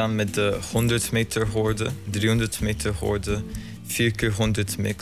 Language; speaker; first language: Dutch; non-native, fluent; Slovenian